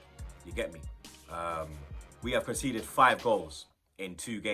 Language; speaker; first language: English; native; English